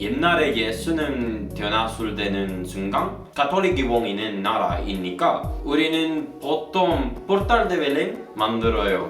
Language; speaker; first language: Korean; non-native, learner; Spanish